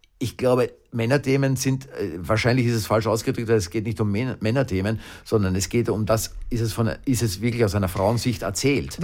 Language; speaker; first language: German; native; German